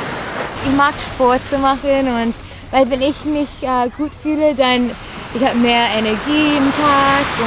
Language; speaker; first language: German; non-native, learner; Spanish